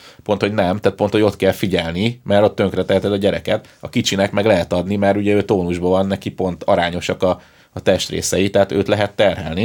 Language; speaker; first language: Hungarian; native; Hungarian